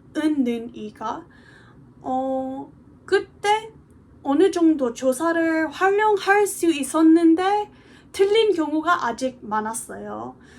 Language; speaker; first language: Korean; non-native, fluent; English